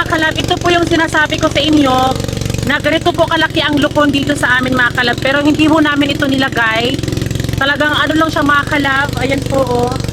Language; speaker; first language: Filipino; non-native, local second language; Cebuano